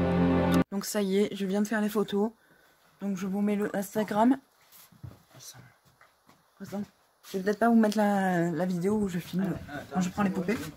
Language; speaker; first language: French; native; French